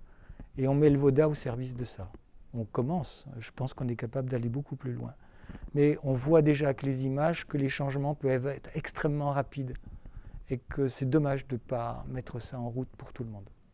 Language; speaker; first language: French; native; French